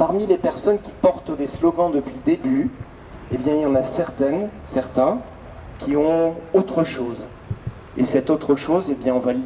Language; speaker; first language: French; native; French